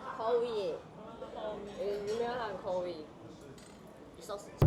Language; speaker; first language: Korean; non-native, learner; Chinese